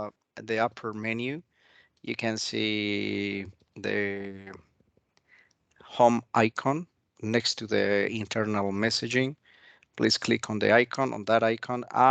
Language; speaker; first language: English; non-native, fluent; Spanish